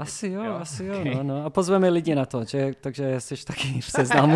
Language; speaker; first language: Czech; non-native, learner; English